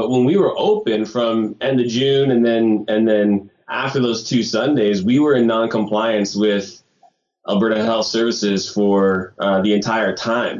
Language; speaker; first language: English; native; English